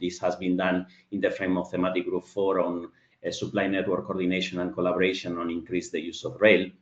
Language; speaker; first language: English; non-native, fluent; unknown